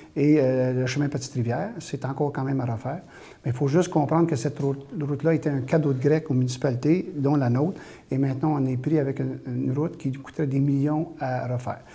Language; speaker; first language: French; native; French